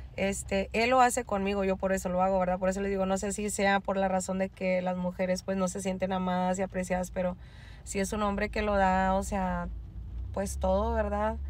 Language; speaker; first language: Spanish; native; Spanish